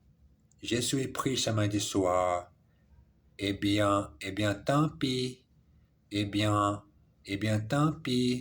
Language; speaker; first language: French; non-native, learner; English